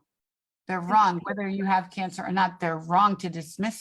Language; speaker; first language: English; native; English